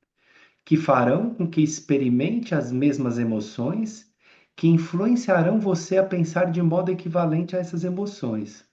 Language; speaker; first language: Portuguese; native; Portuguese